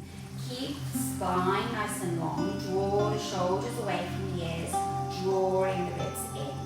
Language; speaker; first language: English; native; English